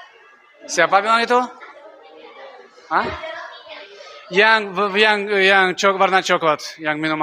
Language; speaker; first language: Indonesian; non-native, learner; Russian